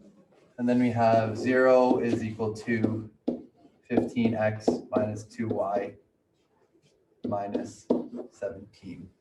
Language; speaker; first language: English; native; English